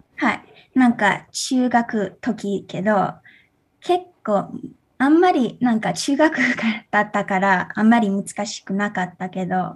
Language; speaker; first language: Japanese; early bilingual, heritage; English